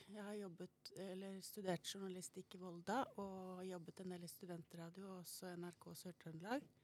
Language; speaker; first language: Norwegian; native; Norwegian